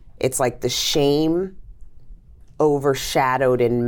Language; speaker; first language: English; native; English